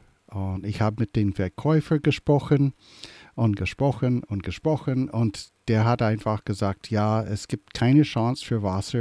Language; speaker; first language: German; early bilingual, heritage; English